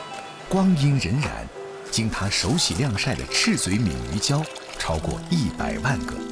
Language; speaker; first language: Chinese; native; Chinese